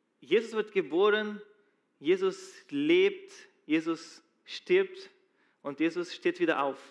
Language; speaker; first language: German; non-native, fluent; Portuguese